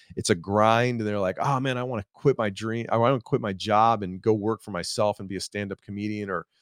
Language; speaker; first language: English; native; English